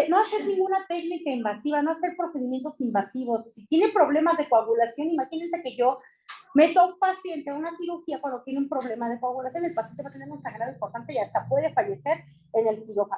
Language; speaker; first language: Spanish; native; Spanish